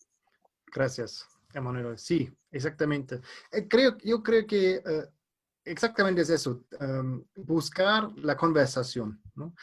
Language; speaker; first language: Spanish; non-native, fluent; German